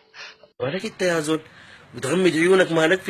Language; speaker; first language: Arabic; native; Arabic